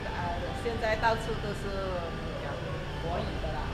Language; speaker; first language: Cantonese; native; Cantonese